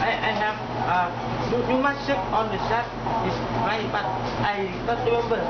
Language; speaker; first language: English; non-native, learner; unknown